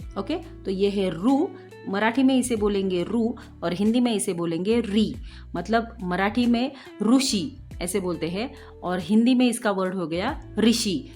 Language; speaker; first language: Hindi; non-native, local second language; Marathi